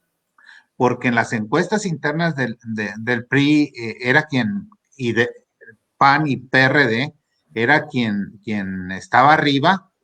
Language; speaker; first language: Spanish; native; Spanish